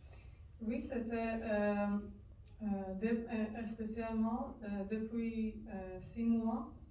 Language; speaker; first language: French; non-native, learner; Persian